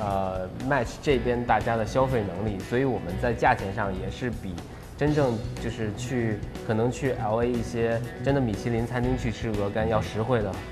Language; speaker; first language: Chinese; native; Chinese